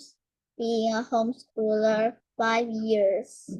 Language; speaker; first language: English; non-native, learner; Chinese